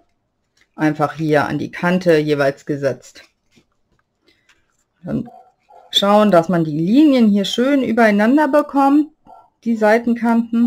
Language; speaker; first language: German; native; German